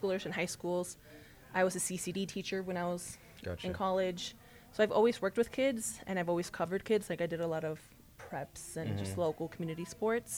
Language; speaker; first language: English; early bilingual, other home language; Spanish